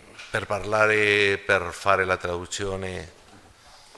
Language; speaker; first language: Italian; non-native, learner; Spanish